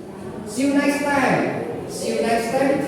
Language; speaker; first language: English; non-native, fluent; Indonesian